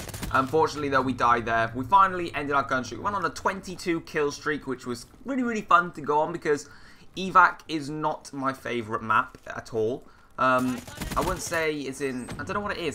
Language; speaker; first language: English; native; English